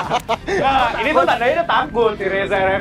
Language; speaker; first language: Indonesian; native; Indonesian